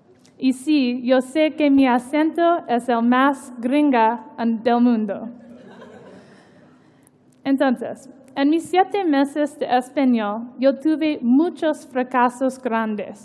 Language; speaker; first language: Spanish; non-native, learner; English